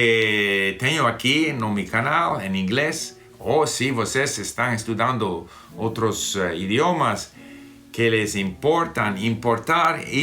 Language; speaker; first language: Portuguese; non-native, fluent; English